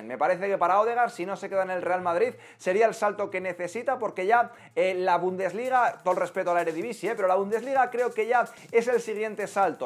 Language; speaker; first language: Spanish; native; Spanish